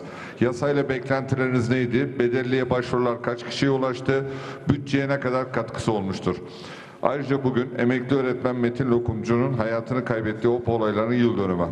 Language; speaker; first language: Turkish; native; Turkish